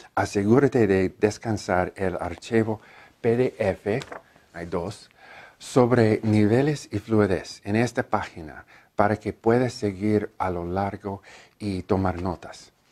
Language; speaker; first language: Spanish; non-native, learner; English